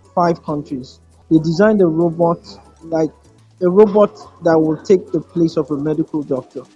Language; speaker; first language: English; non-native, local second language; Yoruba